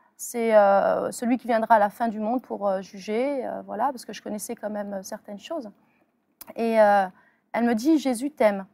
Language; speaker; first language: French; early bilingual, other home language; Arabic